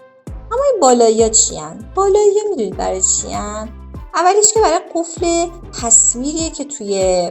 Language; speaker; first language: Persian; native; Persian